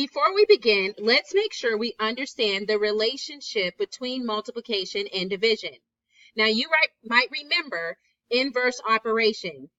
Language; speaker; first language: English; native; English